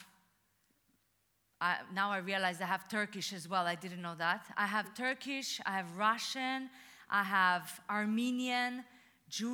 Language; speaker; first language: English; non-native, fluent; Russian